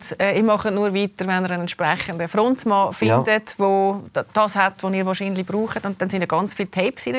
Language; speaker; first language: German; native; German